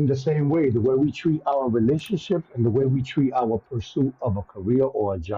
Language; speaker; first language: English; native; English